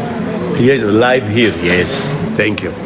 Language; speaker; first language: English; non-native, learner; Amharic